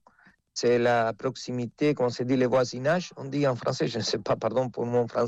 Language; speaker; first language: French; non-native, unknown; Spanish